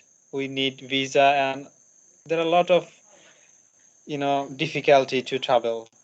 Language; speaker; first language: English; non-native, learner; Bangla